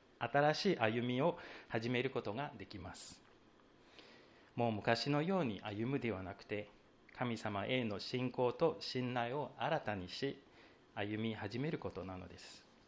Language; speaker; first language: Japanese; non-native, fluent; Chinese